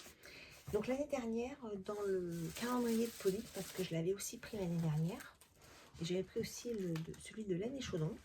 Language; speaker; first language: French; native; French